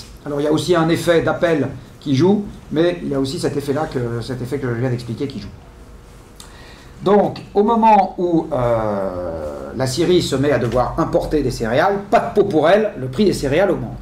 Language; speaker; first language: French; native; French